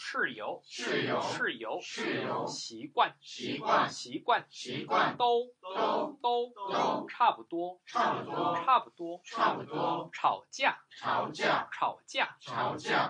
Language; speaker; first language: Chinese; non-native, fluent; Korean